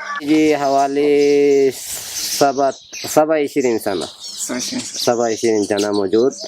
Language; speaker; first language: Arabic; non-native, learner; Bangla